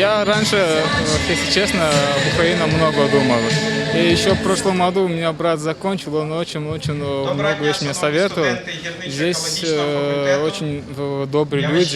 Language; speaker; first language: Russian; non-native, learner; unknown